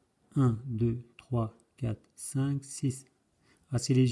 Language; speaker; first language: French; native; French